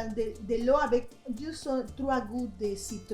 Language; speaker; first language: French; non-native, fluent; Spanish